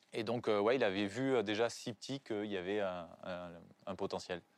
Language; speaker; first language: French; native; French